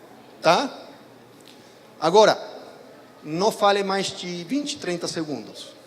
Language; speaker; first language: Portuguese; non-native, fluent; Spanish